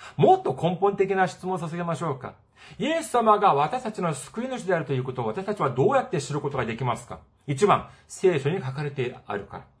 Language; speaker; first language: Japanese; non-native, fluent; Korean